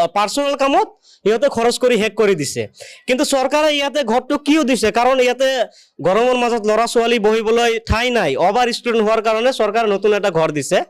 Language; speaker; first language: Assamese; non-native, local second language; Bangla